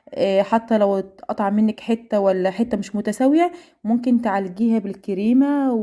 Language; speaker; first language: Arabic; native; Arabic